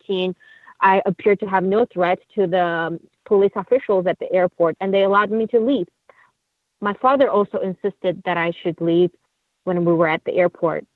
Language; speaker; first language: English; non-native, fluent; Uyghur